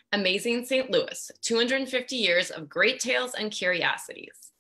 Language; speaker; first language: English; native; English